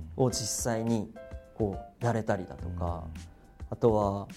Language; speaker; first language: Japanese; native; Japanese